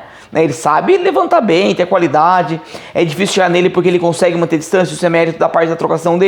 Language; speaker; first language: Portuguese; native; Portuguese